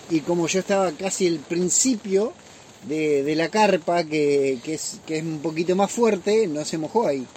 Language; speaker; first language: Spanish; native; Spanish